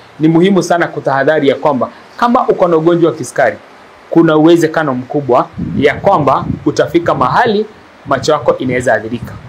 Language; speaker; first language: Swahili; non-native, local second language; Kikuyu